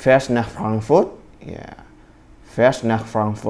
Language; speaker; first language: German; non-native, learner; Indonesian